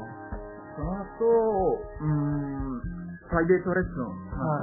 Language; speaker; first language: Japanese; non-native, learner; Italian